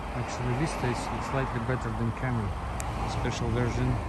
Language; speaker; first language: English; non-native, learner; Russian